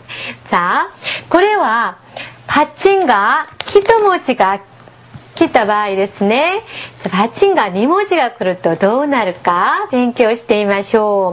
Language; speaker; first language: Japanese; non-native, fluent; Korean